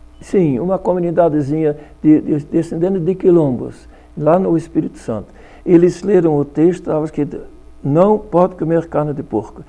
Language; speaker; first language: Portuguese; non-native, fluent; Dutch